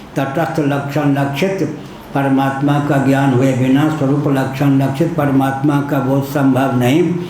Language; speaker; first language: Hindi; non-native, local second language; Maithili